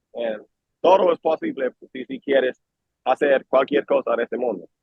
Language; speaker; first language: Spanish; non-native, learner; English